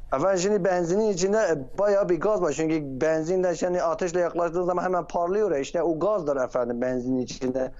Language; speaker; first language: Turkish; non-native, local second language; Kurdish